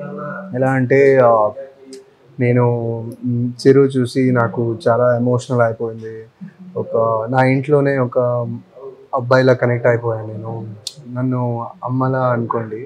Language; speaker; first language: Telugu; non-native, fluent; Tamil